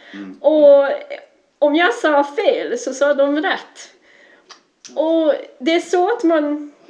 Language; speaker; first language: Swedish; non-native, fluent; Dutch